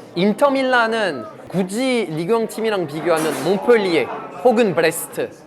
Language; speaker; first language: Korean; non-native, fluent; French